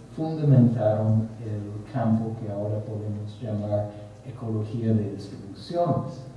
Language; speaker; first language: Spanish; non-native, fluent; English